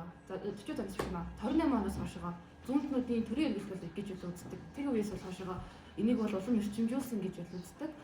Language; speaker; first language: Mongolian; native; Mongolian